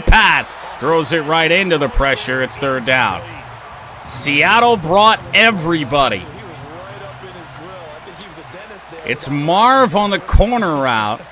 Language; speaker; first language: English; native; English